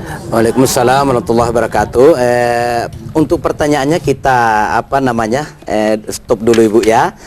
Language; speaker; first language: Indonesian; native; Indonesian